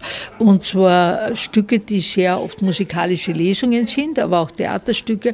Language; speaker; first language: German; native; German